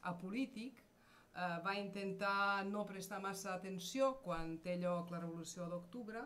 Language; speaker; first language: Catalan; non-native, fluent; Serbian